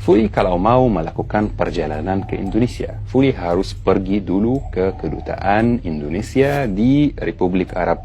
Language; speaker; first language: Indonesian; non-native, fluent; Arabic